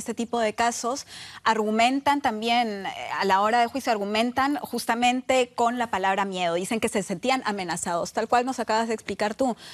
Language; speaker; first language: Spanish; native; Spanish